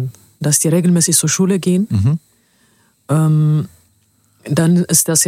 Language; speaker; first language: German; non-native, fluent; Amharic